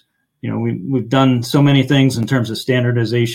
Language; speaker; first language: English; native; English